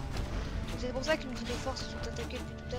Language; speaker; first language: French; native; French